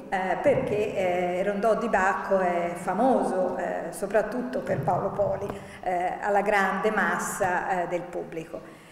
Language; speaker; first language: Italian; native; Italian